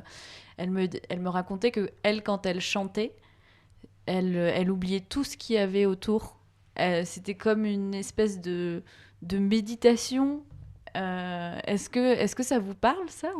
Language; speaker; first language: French; native; French